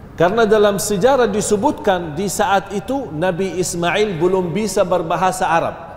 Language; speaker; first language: Malay; non-native, fluent; Arabic